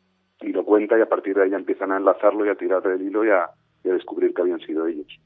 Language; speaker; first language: Spanish; native; Spanish